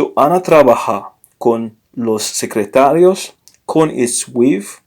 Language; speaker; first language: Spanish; non-native, learner; English